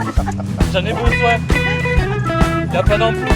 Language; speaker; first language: French; native; French